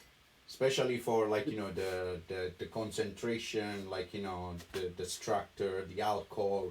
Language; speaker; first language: English; non-native, fluent; Italian